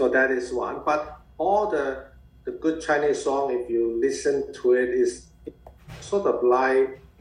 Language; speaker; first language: English; non-native, fluent; Chinese